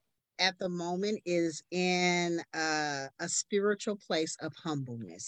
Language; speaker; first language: English; native; English